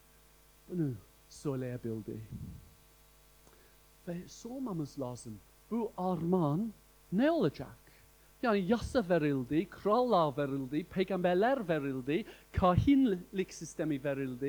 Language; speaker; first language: Turkish; non-native, fluent; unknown